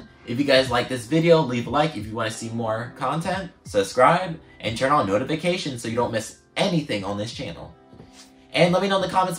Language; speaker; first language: English; native; English